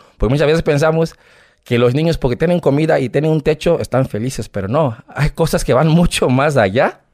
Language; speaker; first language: Spanish; non-native, fluent; Portuguese